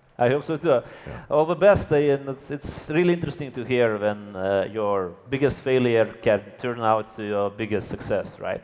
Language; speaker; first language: English; non-native, fluent; Lithuanian